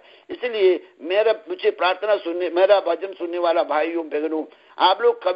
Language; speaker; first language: Hindi; non-native, local second language; Malayalam